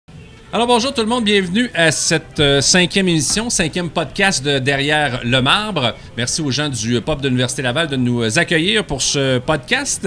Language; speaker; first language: French; native; French